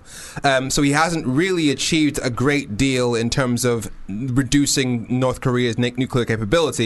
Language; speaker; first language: English; native; English